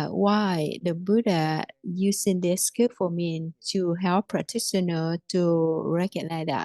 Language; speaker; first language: English; non-native, fluent; Vietnamese